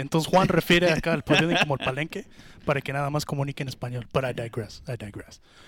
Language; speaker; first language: Spanish; early bilingual, heritage; Spanish